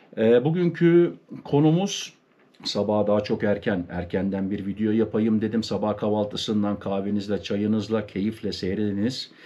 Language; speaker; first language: Turkish; native; Turkish